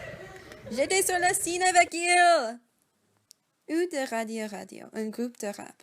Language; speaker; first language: French; non-native, learner; English